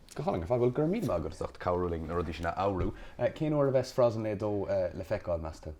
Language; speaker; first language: Irish; native; Irish